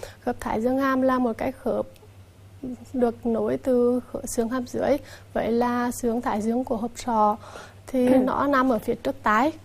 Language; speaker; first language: Vietnamese; native; Vietnamese